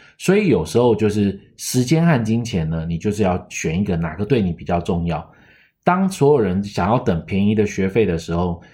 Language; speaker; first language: Chinese; native; Chinese